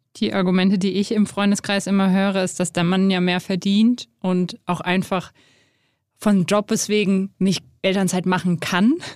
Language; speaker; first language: German; native; German